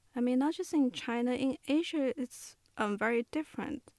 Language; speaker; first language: English; non-native, fluent; Chinese